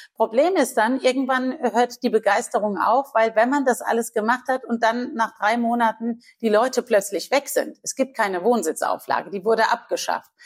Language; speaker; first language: German; native; German